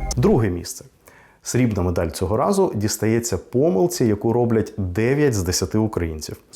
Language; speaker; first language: Ukrainian; non-native, local second language; Russian